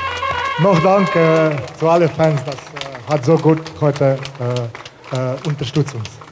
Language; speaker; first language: German; non-native, learner; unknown